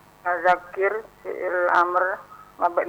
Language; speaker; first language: Arabic; non-native, learner; Indonesian